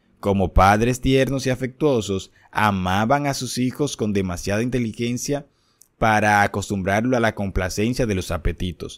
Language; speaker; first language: Spanish; native; Spanish